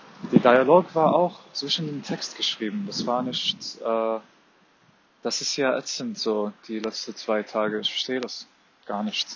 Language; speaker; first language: German; non-native, fluent; Arabic